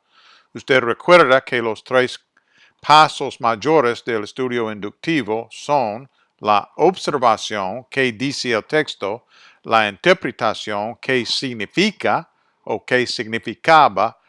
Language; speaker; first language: Spanish; non-native, fluent; English